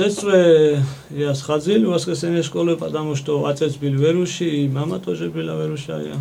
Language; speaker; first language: Russian; non-native, fluent; Georgian